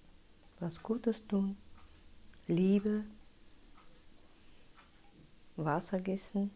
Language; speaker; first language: German; non-native, learner; Russian